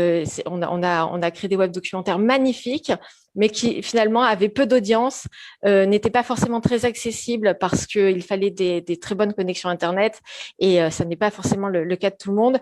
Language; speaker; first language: French; native; French